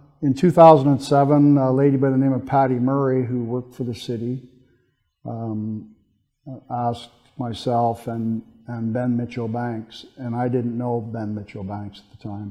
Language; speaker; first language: English; native; English